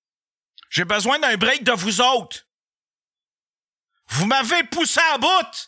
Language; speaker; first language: French; native; French